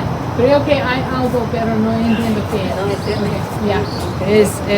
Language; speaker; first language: Spanish; non-native, learner; English